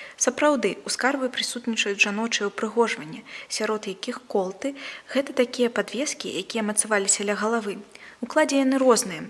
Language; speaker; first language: Belarusian; non-native, local second language; Russian